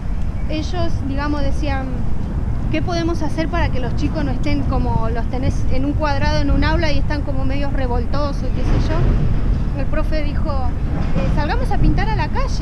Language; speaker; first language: Spanish; native; Spanish